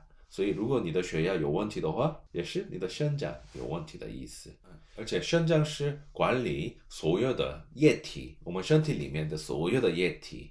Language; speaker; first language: Chinese; non-native, learner; Korean